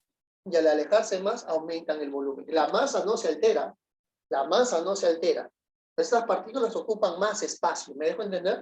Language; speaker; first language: Spanish; native; Spanish